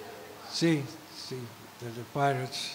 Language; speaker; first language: Spanish; non-native, learner; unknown